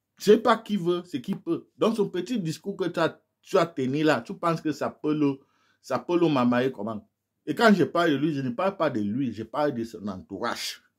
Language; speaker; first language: French; non-native, local second language; English